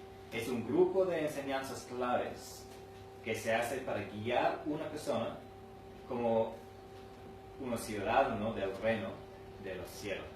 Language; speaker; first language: Spanish; non-native, fluent; English